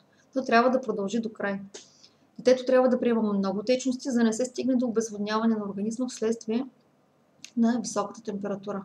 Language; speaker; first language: Bulgarian; native; Bulgarian